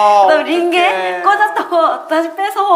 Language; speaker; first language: Korean; native; Korean